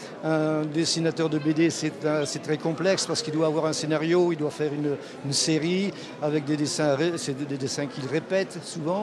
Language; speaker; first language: French; native; French